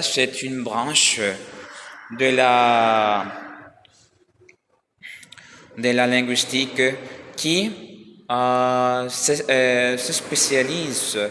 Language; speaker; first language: French; non-native, learner; Spanish